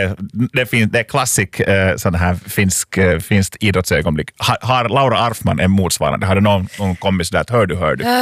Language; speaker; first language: Swedish; native; Swedish